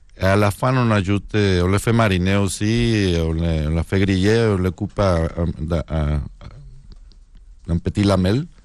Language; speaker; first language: French; non-native, learner; Spanish